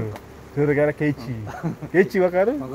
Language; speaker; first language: Japanese; non-native, learner; Indonesian